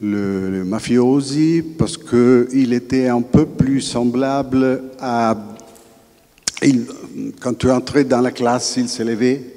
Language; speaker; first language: French; non-native, fluent; Italian